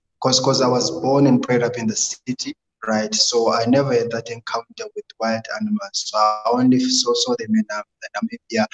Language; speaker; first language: English; non-native, local second language; North Ndebele